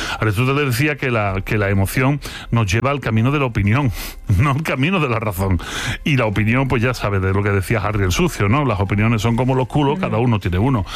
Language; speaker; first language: Spanish; native; Spanish